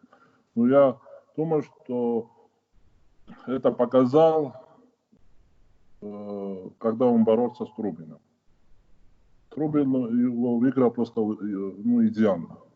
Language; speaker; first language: Russian; non-native, fluent; Georgian